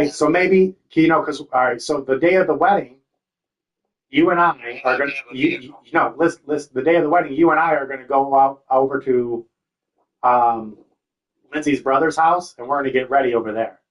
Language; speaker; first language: English; native; English